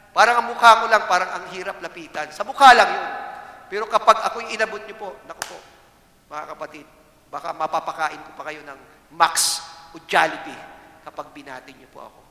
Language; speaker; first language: Filipino; non-native, local second language; Cebuano